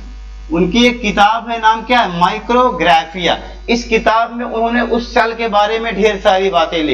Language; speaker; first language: Hindi; native; Hindi